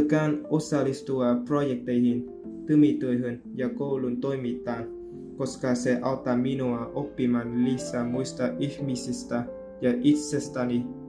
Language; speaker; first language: Finnish; non-native, fluent; Vietnamese